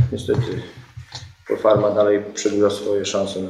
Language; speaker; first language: Polish; native; Polish